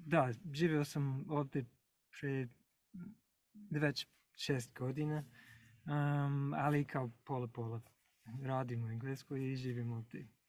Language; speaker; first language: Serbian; non-native, learner; English